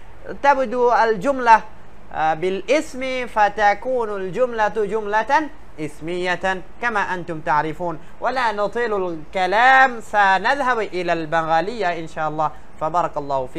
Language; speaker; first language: Arabic; non-native, fluent; Bangla